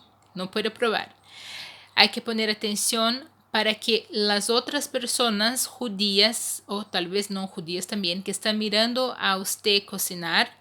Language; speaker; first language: Spanish; non-native, fluent; Portuguese